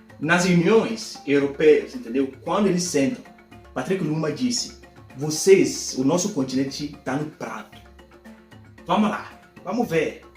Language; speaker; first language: Portuguese; non-native, fluent; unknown